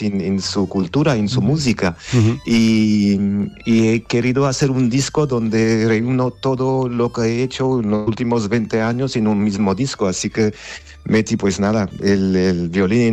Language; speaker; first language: Spanish; non-native, fluent; Armenian